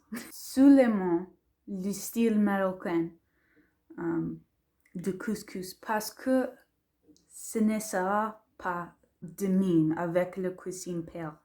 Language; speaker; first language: French; non-native, learner; English